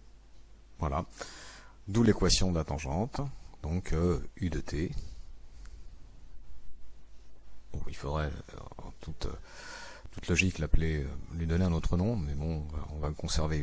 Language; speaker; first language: French; native; French